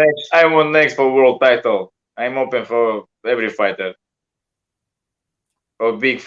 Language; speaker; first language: English; non-native, learner; Russian